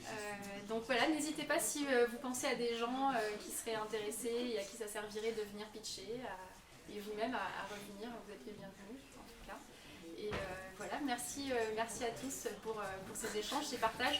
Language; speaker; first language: French; native; French